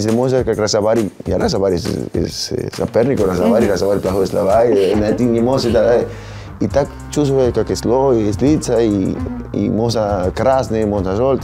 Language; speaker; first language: Russian; non-native, learner; Spanish